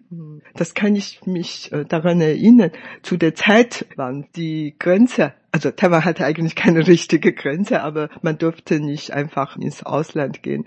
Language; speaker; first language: German; non-native, fluent; Chinese